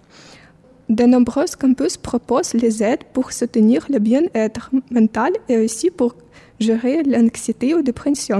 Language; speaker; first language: French; non-native, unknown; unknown